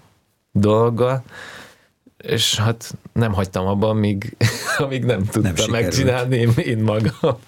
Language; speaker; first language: Hungarian; early bilingual, heritage; Hungarian